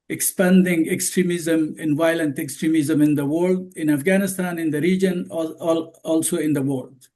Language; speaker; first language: English; non-native, fluent; Persian